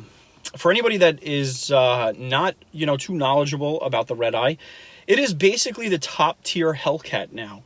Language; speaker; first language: English; native; English